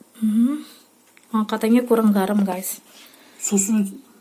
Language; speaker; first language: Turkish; non-native, learner; Indonesian